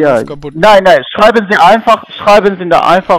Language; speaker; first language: German; non-native, learner; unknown